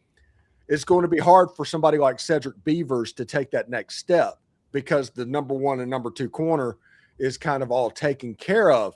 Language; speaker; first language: English; native; English